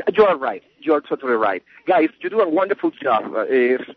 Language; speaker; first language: English; non-native, learner; Spanish